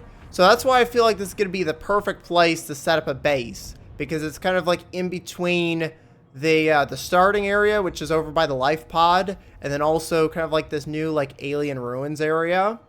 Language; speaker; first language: English; native; English